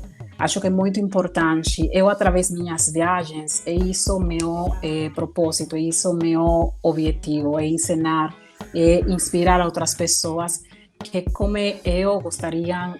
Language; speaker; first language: Portuguese; non-native, fluent; Spanish